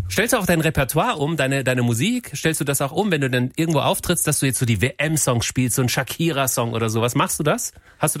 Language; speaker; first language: German; native; German